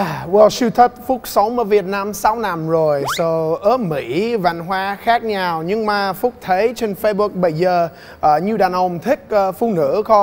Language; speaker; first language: Vietnamese; non-native, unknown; English